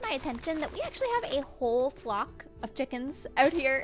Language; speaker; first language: English; native; English